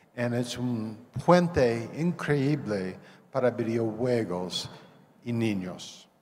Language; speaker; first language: Spanish; non-native, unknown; English